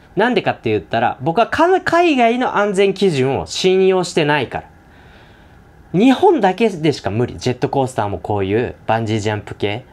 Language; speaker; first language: Japanese; native; Japanese